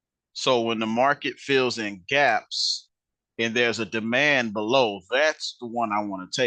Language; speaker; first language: English; native; English